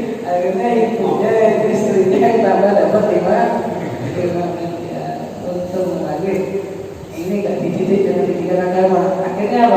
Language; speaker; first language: Indonesian; native; Indonesian